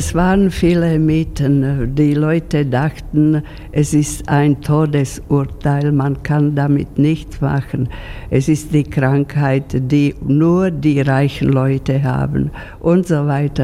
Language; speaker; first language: German; non-native, fluent; Slovak